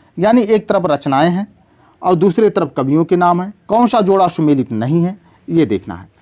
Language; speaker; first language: Hindi; native; Hindi